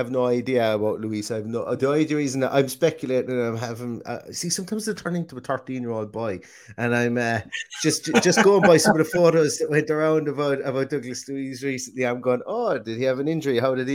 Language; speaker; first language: English; native; English